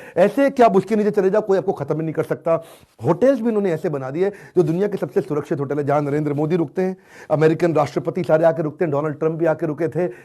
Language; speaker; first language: Hindi; native; Hindi